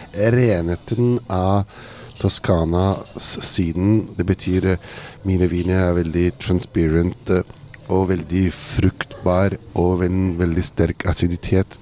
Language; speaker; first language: Norwegian; early bilingual, heritage; Italian